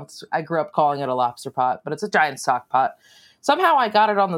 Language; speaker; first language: English; native; English